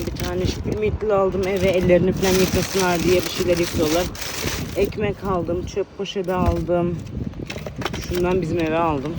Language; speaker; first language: Turkish; early bilingual, heritage; Turkish